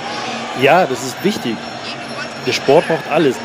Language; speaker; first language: German; non-native, learner; Thai